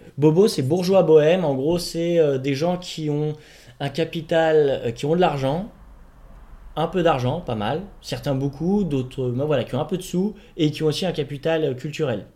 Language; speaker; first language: French; native; French